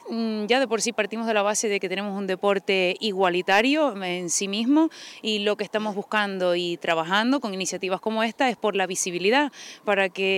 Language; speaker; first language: Spanish; native; Spanish